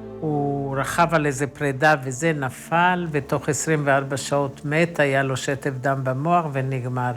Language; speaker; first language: Hebrew; early bilingual, other home language; Romany